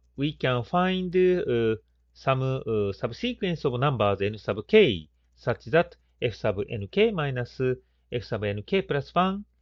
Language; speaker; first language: English; non-native, fluent; Japanese